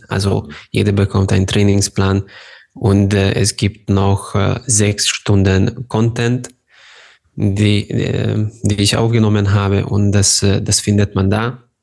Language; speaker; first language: German; non-native, fluent; Hungarian